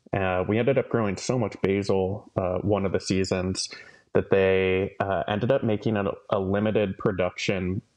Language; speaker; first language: English; native; English